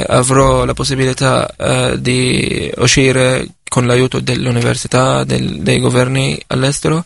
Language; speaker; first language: Italian; non-native, fluent; Arabic